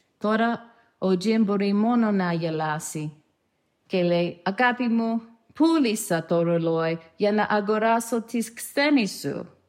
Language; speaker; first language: Greek; non-native, learner; English